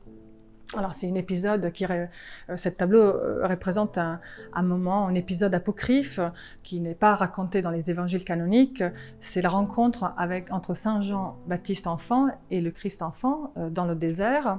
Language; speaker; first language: French; non-native, fluent; Italian